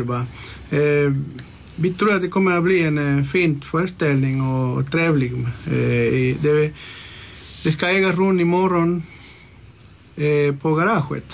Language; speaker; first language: Swedish; non-native, local second language; Spanish